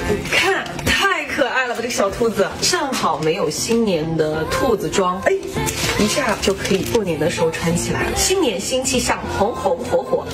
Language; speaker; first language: Chinese; native; Chinese